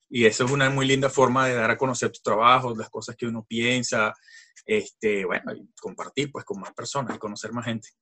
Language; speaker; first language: Spanish; native; Spanish